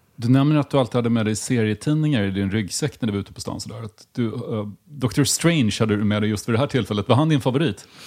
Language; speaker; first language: Swedish; native; Swedish